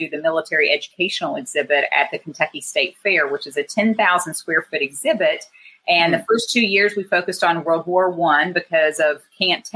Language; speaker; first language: English; native; English